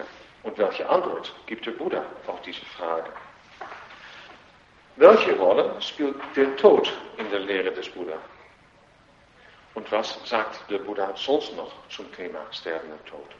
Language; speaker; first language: German; non-native, fluent; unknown